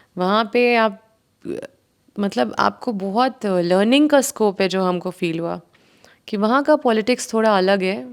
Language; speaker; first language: Hindi; native; Hindi